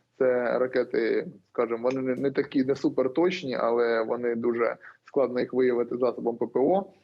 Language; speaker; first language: Ukrainian; native; Ukrainian